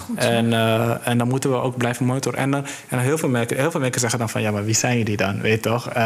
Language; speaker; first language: Dutch; early bilingual, other home language; Somali